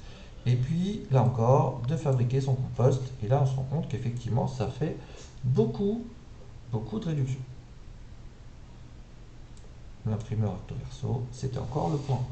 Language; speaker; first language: French; native; French